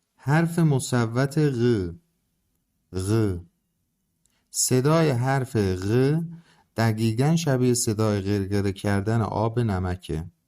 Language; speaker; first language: Persian; non-native, local second language; Azerbaijani